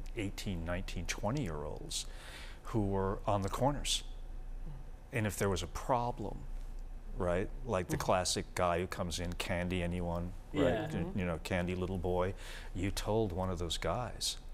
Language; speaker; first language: English; native; English